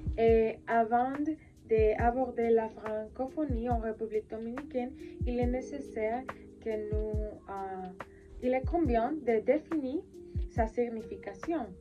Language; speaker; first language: French; non-native, learner; Spanish